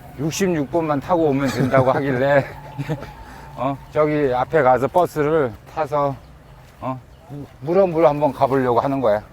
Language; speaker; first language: Korean; native; Korean